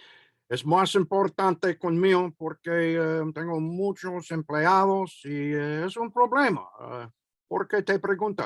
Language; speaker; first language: Spanish; non-native, learner; English